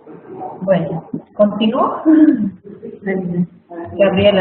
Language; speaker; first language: Spanish; native; Spanish